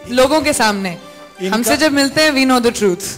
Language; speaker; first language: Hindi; native; Hindi